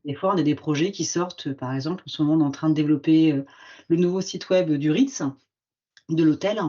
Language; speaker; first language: French; native; French